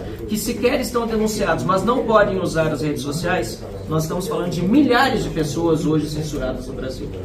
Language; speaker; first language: Portuguese; native; Portuguese